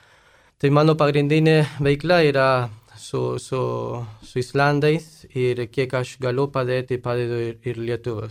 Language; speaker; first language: Lithuanian; non-native, fluent; Spanish